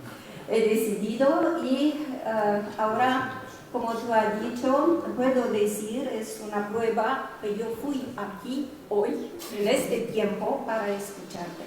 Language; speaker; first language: Spanish; non-native, fluent; Romanian